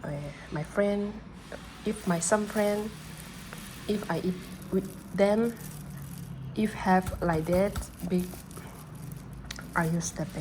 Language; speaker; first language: English; non-native, learner; Burmese